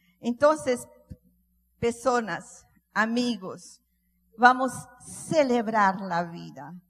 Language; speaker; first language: Spanish; non-native, learner; Portuguese